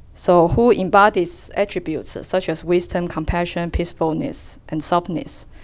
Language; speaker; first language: English; non-native, fluent; Chinese